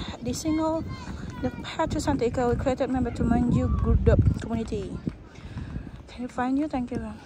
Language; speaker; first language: English; non-native, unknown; Indonesian